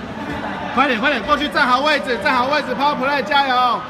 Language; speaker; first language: Chinese; native; Chinese